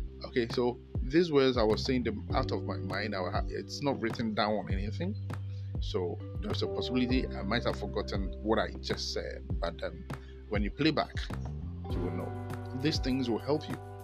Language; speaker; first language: English; non-native, local second language; Akan